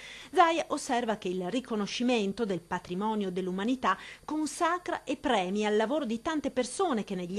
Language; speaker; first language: Italian; native; Italian